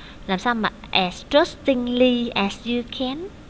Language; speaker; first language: English; non-native, fluent; Vietnamese